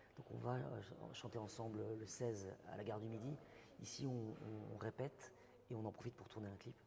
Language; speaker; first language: French; non-native, local second language; Basque